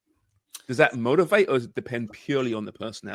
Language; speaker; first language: English; native; English